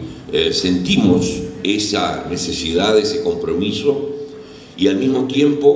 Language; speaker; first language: Spanish; native; Spanish